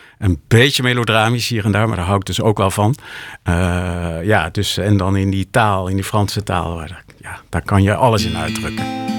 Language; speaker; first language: Dutch; native; Dutch